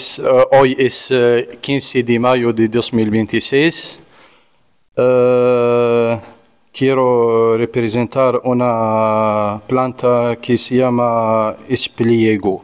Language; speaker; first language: Spanish; non-native, learner; Arabic